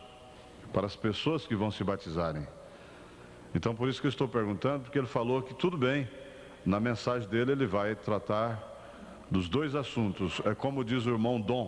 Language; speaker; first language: Portuguese; native; Portuguese